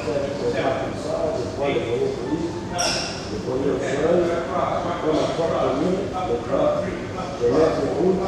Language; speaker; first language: French; non-native, learner; Portuguese